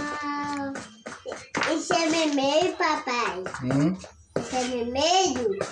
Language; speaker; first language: Portuguese; early bilingual, other home language; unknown